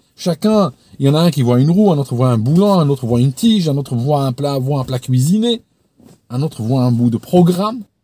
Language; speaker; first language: French; non-native, local second language; Arabic